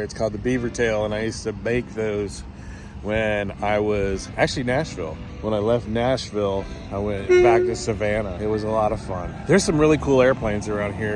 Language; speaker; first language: English; native; English